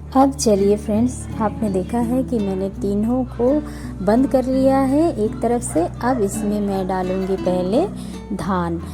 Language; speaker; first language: Hindi; non-native, local second language; Bangla